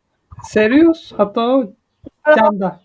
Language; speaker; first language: Indonesian; non-native, learner; Turkish